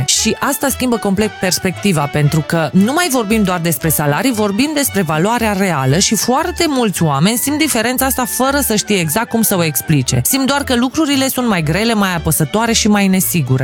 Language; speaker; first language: Romanian; native; Romanian